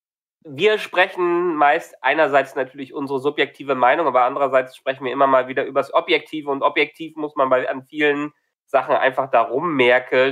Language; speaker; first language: German; native; German